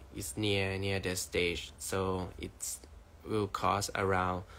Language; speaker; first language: English; non-native, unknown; Thai